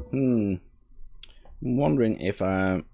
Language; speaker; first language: English; non-native, fluent; Norwegian